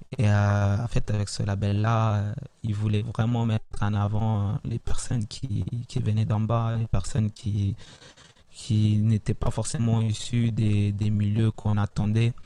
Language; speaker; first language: French; early bilingual, other home language; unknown